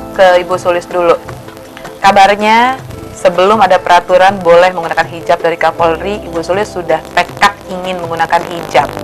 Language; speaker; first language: Indonesian; native; Indonesian